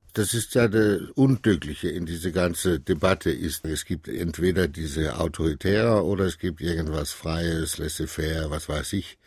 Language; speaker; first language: German; non-native, fluent; Danish